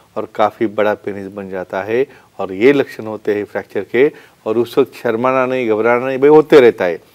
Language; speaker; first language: Hindi; non-native, local second language; Marathi